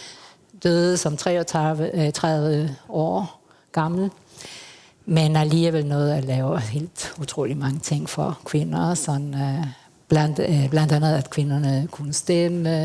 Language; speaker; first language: Danish; non-native, fluent; Spanish